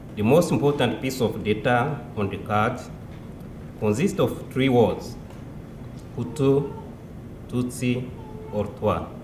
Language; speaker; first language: English; non-native, local second language; Kinyarwanda